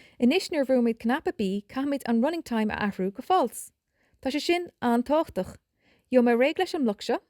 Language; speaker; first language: Irish; native; Irish